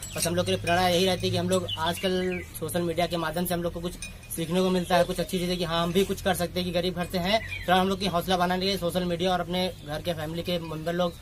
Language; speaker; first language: Hindi; native; Hindi